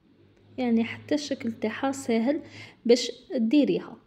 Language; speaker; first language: Arabic; native; Arabic